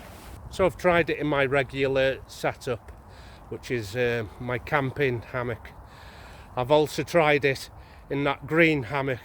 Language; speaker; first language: English; native; English